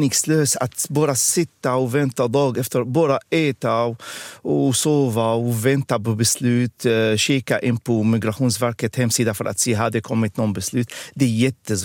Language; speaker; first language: Swedish; non-native, fluent; Arabic